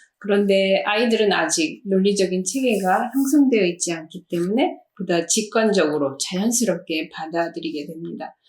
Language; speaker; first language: Korean; native; Korean